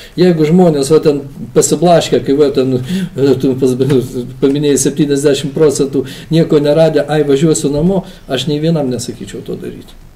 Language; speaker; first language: Lithuanian; native; Lithuanian